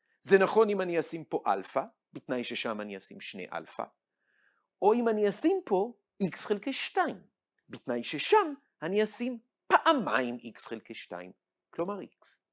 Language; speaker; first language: Hebrew; native; Hebrew